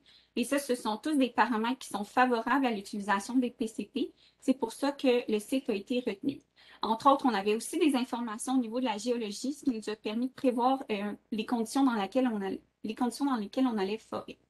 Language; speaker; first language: French; native; French